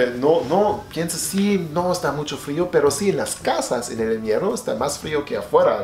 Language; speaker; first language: Spanish; non-native, learner; German